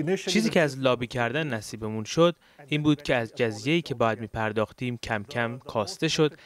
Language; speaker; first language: Persian; early bilingual, heritage; Arabic